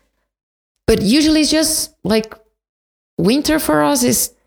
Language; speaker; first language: English; non-native, fluent; Portuguese